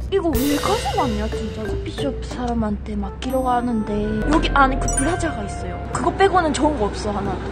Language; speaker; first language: Korean; non-native, fluent; Japanese